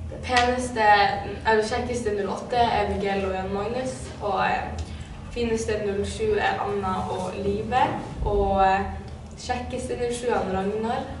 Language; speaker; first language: Norwegian; native; Norwegian